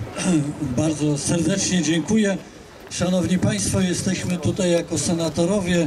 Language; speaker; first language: Polish; native; Polish